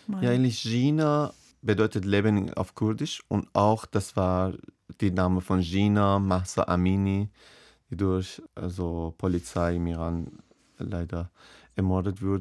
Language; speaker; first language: German; non-native, learner; Persian